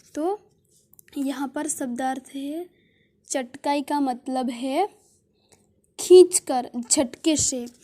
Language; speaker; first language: Hindi; non-native, local second language; Gujarati